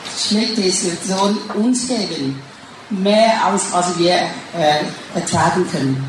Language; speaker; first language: German; non-native, learner; Thai